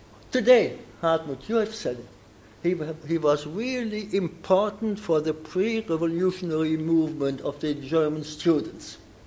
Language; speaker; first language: English; non-native, fluent; German